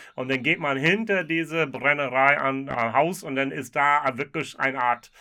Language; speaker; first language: German; non-native, fluent; English